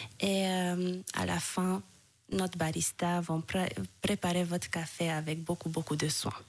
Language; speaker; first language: French; non-native, fluent; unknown